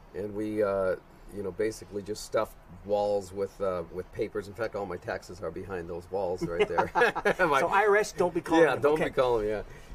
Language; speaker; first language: English; native; English